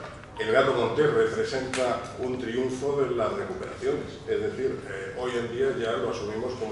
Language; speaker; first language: Spanish; native; Spanish